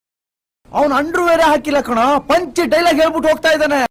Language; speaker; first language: Kannada; native; Kannada